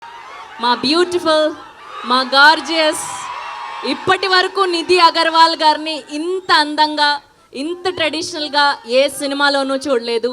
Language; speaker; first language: Telugu; native; Telugu